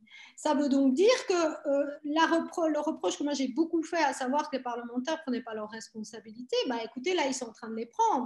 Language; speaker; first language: French; native; French